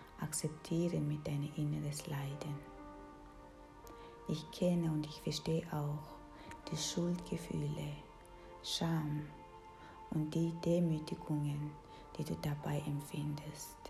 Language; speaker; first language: German; non-native, fluent; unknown